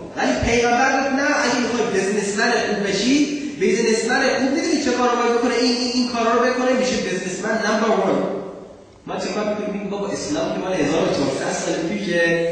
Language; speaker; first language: Persian; non-native, fluent; Urdu